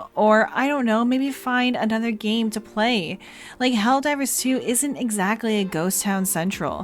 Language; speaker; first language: English; native; English